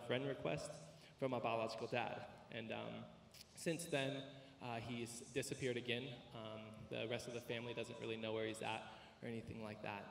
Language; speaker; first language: English; native; English